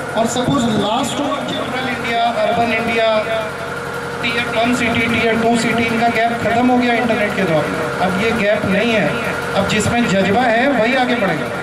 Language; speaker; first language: Hindi; native; Hindi